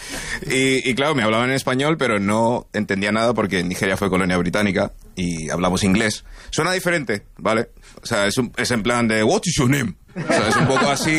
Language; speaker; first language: Spanish; early bilingual, other home language; English